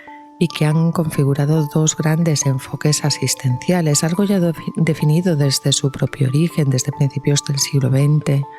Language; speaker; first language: Spanish; native; Spanish